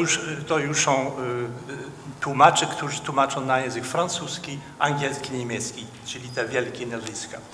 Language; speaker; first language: Polish; non-native, fluent; Dutch